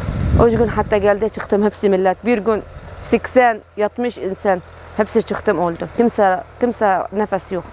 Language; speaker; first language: Turkish; non-native, learner; Arabic